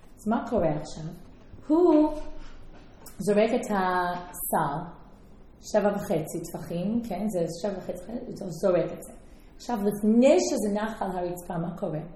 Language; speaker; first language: Hebrew; non-native, fluent; English